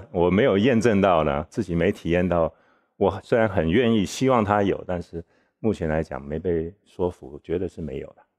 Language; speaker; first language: Chinese; native; Chinese